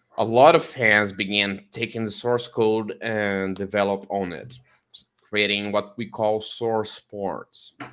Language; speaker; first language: English; non-native, fluent; Portuguese